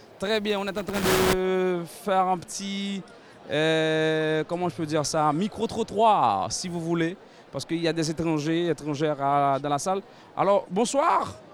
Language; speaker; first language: French; non-native, local second language; Haitian Creole